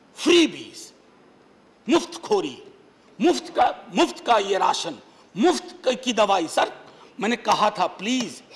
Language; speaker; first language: Hindi; native; Hindi